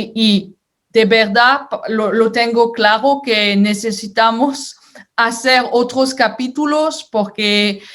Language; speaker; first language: Spanish; non-native, fluent; French